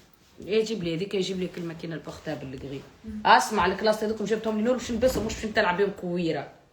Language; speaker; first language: Arabic; native; Arabic